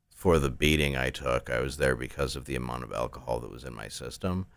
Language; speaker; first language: English; native; English